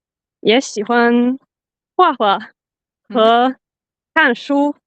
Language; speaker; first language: Chinese; non-native, learner; Finnish